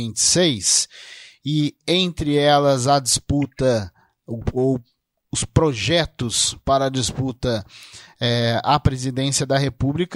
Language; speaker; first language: Portuguese; native; Portuguese